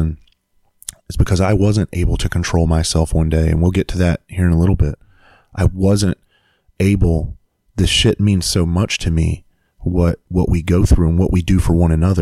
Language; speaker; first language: English; native; English